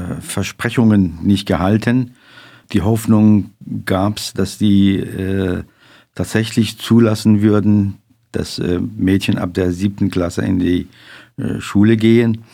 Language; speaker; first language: German; non-native, fluent; Persian